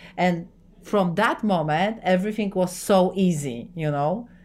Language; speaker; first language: English; non-native, fluent; Polish